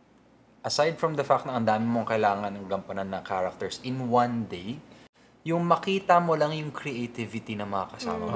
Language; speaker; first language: Filipino; native; Filipino